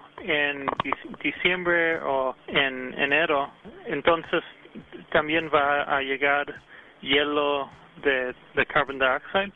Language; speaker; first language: Spanish; early bilingual, heritage; English